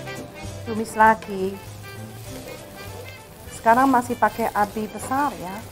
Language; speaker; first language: Indonesian; non-native, fluent; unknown